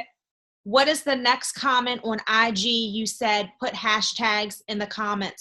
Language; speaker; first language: English; native; English